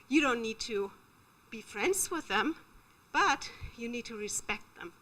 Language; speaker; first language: English; non-native, fluent; German